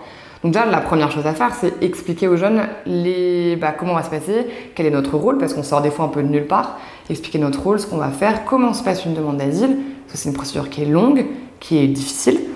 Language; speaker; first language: French; native; French